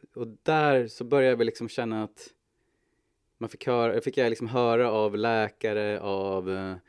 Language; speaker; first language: Swedish; native; Swedish